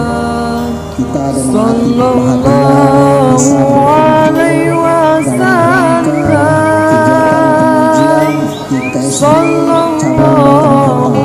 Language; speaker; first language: Indonesian; non-native, local second language; Minangkabau